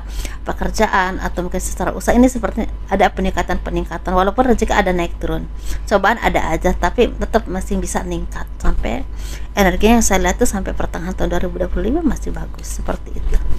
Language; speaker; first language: Indonesian; native; Indonesian